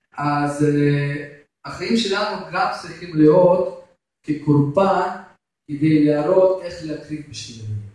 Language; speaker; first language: Hebrew; non-native, fluent; Russian